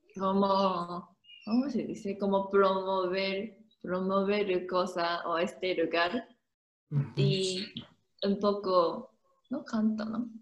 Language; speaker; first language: Spanish; non-native, learner; Japanese